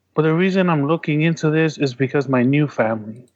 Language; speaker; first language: English; early bilingual, other home language; Tongan